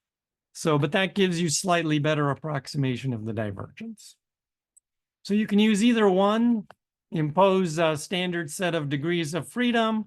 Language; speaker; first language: English; native; English